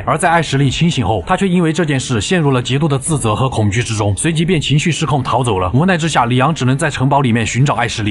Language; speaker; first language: Chinese; native; Chinese